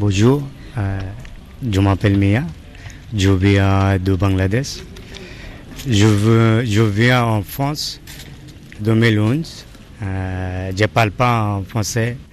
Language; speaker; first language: French; non-native, learner; Bangla